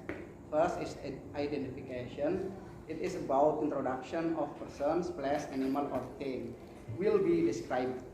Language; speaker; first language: English; non-native, learner; Indonesian